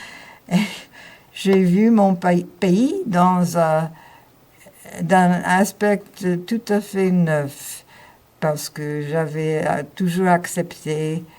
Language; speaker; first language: French; non-native, fluent; English